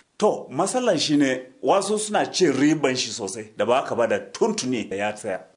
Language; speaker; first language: Hausa; non-native, local second language; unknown